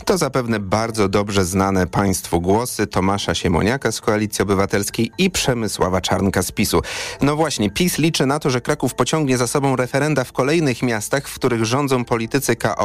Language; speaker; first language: Polish; native; Polish